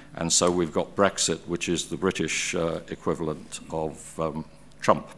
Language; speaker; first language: English; native; English